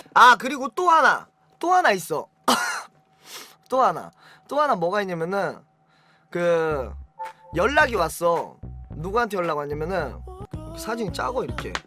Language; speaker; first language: Korean; native; Korean